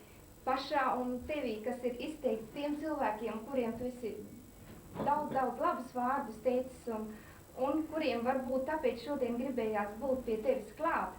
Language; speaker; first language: Latvian; native; Latvian